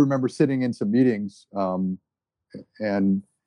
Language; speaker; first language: English; native; English